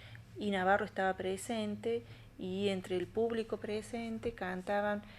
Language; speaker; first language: Spanish; native; Spanish